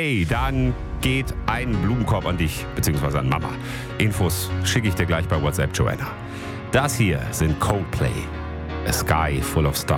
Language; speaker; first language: German; native; German